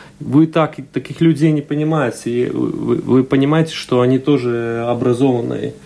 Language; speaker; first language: Russian; non-native, local second language; Latvian